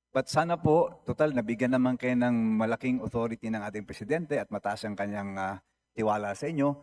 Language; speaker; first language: Filipino; non-native, local second language; Cebuano